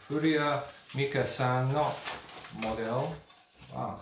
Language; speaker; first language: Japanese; non-native, learner; English